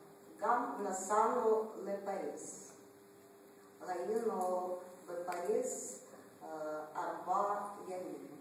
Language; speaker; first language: Hebrew; non-native, learner; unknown